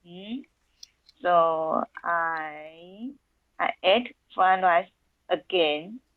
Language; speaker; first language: English; non-native, learner; Chinese